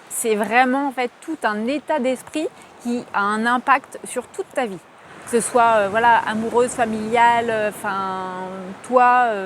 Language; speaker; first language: French; native; French